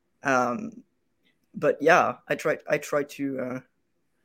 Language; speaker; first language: English; non-native, fluent; French